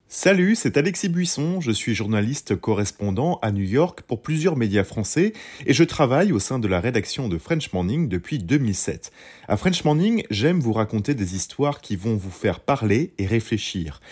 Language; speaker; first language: French; native; French